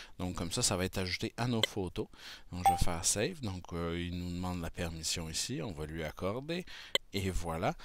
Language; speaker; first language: French; native; French